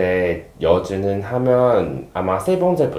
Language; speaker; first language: Korean; non-native, learner; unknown